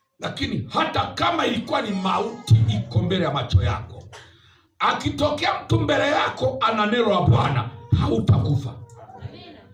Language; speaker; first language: Swahili; native; Swahili